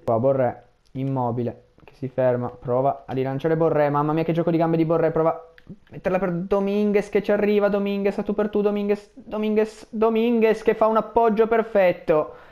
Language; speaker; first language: Italian; native; Italian